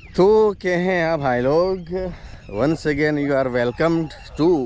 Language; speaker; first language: Hindi; non-native, local second language; Gujarati